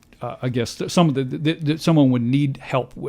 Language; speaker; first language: English; native; English